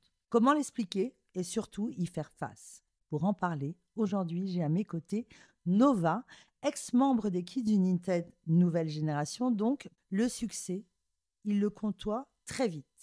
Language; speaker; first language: French; native; French